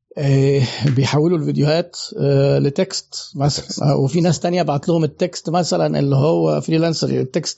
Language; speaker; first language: Arabic; native; Arabic